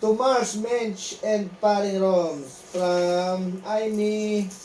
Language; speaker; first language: English; non-native, local second language; Filipino